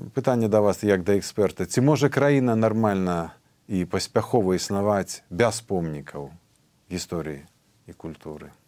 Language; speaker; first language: Belarusian; native; Belarusian